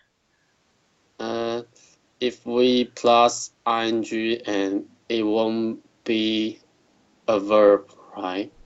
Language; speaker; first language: English; non-native, learner; Chinese